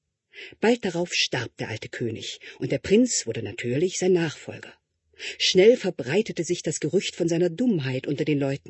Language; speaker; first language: German; native; German